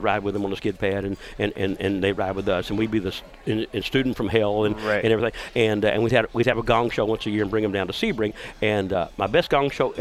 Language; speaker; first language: English; native; English